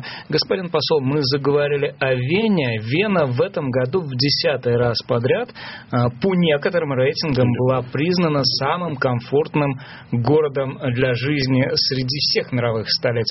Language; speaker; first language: Russian; native; Russian